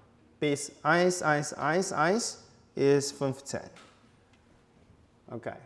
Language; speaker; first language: German; non-native, fluent; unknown